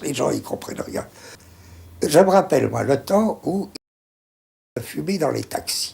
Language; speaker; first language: French; native; French